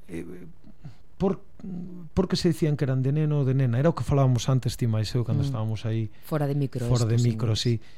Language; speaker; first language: Galician; native; Galician